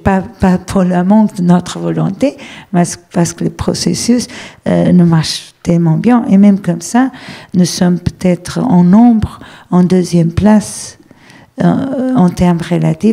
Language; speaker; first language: French; non-native, fluent; Portuguese